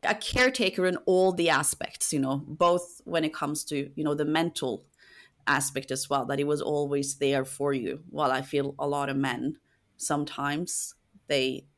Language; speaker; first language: English; non-native, fluent; Norwegian